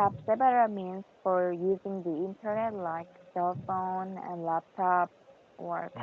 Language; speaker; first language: English; non-native, learner; Korean